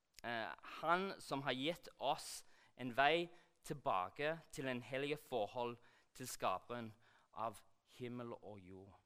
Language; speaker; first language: Norwegian; non-native, fluent; English